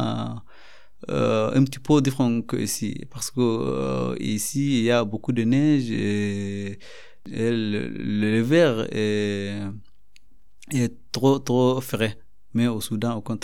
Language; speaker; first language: French; non-native, learner; Arabic